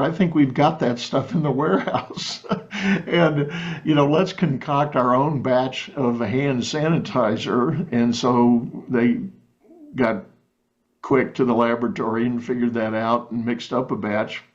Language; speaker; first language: English; native; English